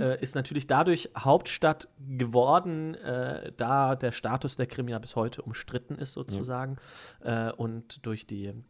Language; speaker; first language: German; native; German